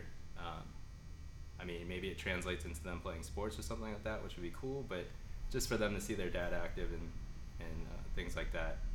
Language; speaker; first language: English; native; English